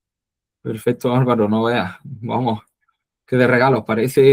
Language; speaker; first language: Spanish; native; Spanish